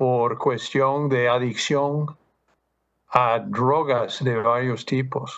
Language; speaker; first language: Spanish; non-native, fluent; English